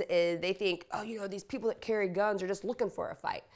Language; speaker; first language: English; native; English